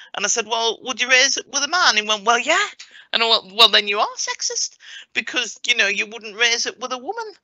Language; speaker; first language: English; native; English